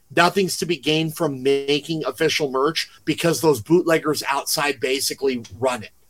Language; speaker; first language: English; native; English